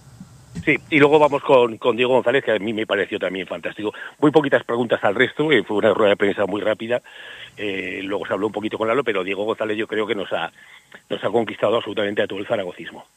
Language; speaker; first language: Spanish; native; Spanish